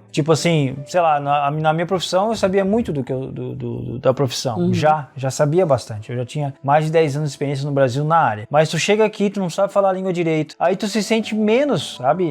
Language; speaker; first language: Portuguese; native; Portuguese